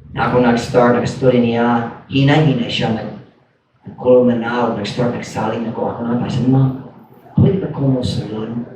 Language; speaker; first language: Cebuano; non-native, fluent; English